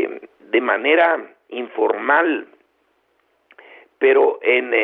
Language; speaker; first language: Spanish; native; Spanish